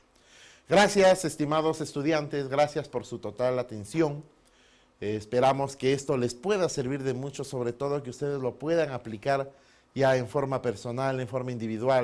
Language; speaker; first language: Spanish; native; Spanish